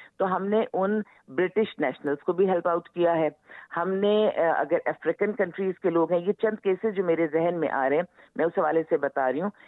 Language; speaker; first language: Urdu; native; Urdu